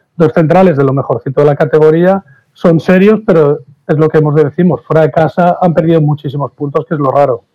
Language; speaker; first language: Spanish; native; Spanish